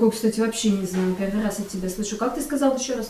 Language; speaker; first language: Russian; native; Russian